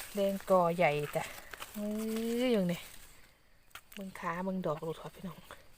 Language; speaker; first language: Thai; native; Thai